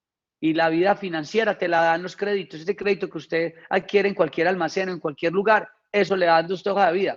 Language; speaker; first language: Spanish; native; Spanish